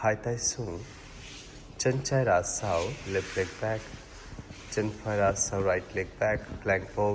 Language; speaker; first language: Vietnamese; non-native, learner; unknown